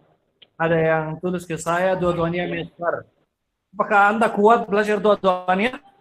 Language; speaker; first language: Indonesian; non-native, fluent; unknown